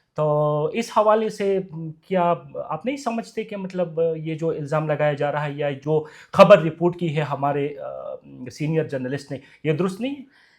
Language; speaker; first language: Urdu; non-native, local second language; Pashto